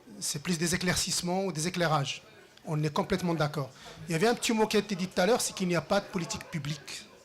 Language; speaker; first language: French; early bilingual, other home language; Riffian